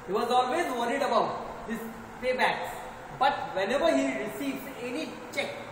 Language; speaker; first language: English; non-native, local second language; Hindi